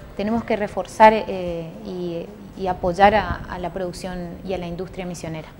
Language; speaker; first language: Spanish; native; Spanish